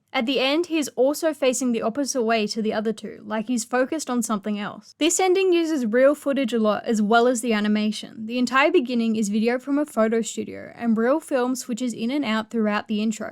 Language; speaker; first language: English; native; English